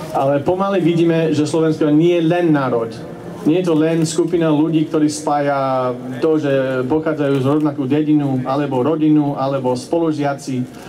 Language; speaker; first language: Slovak; non-native, fluent; English